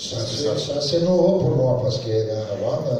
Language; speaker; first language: French; non-native, learner; Serbian